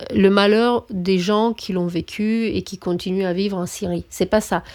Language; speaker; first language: French; non-native, fluent; Romanian